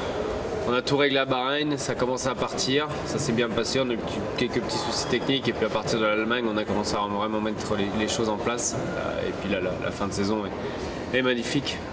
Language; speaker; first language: French; native; French